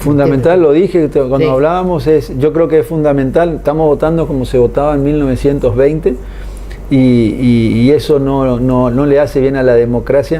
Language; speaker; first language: Spanish; native; Spanish